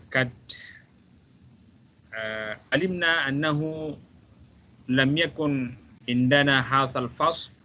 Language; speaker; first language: Arabic; non-native, fluent; Malay